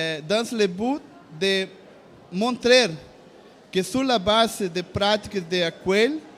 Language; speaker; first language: French; non-native, learner; Portuguese